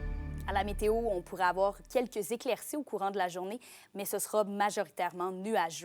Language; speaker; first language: French; native; French